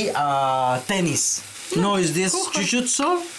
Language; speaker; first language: Ukrainian; non-native, learner; Spanish